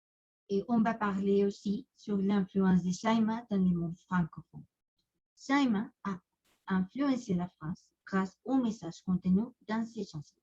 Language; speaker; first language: French; non-native, learner; Spanish